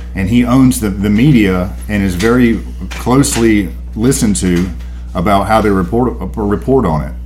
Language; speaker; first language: English; early bilingual, other home language; Spanish